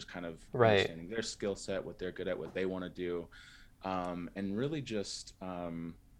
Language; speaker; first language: English; native; English